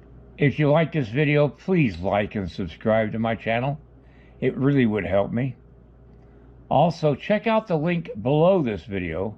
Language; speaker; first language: English; native; English